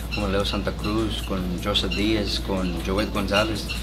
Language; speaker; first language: Spanish; early bilingual, heritage; Spanish